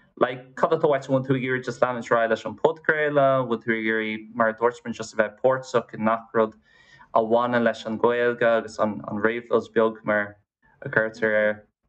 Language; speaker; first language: Irish; non-native, local second language; English